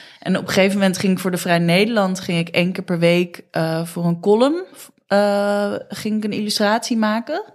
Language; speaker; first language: Dutch; native; Dutch